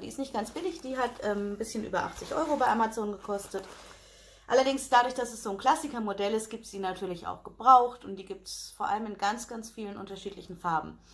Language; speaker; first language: German; native; German